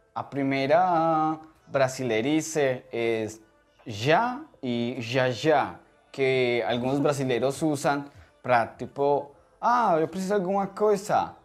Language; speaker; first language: Portuguese; non-native, learner; Spanish